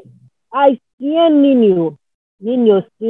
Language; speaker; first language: Spanish; non-native, learner; Haitian Creole